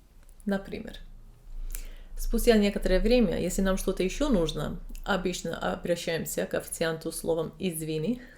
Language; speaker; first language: Russian; non-native, fluent; Serbian